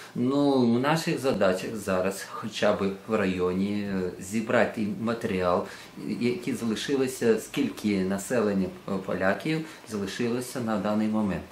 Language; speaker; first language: Ukrainian; native; Ukrainian